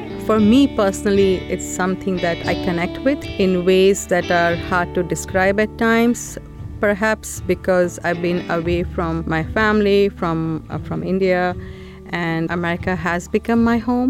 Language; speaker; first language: English; non-native, local second language; Hindi